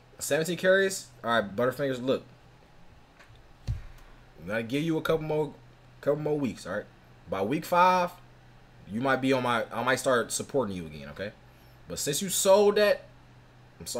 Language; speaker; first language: English; native; English